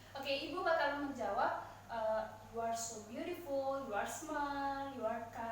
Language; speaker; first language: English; non-native, learner; Indonesian